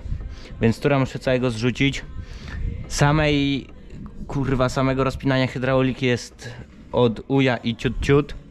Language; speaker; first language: Polish; native; Polish